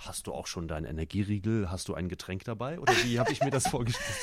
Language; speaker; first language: German; native; German